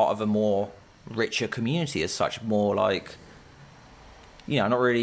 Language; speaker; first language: English; native; English